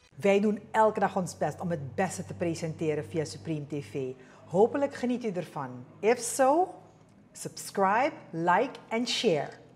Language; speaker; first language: Dutch; native; Dutch